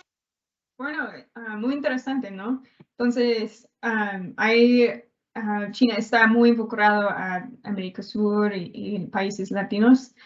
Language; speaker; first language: Spanish; non-native, learner; English